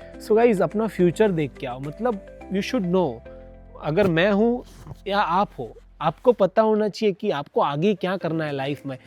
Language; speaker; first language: Hindi; non-native, local second language; Gujarati